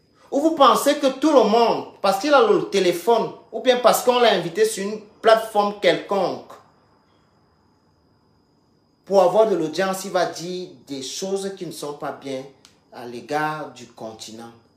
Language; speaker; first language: French; native; French